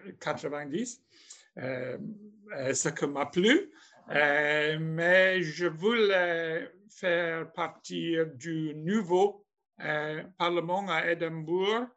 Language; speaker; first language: French; non-native, fluent; English